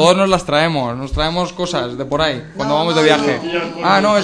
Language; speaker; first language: Spanish; native; Spanish